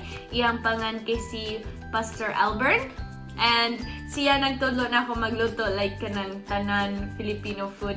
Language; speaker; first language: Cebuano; non-native, learner; English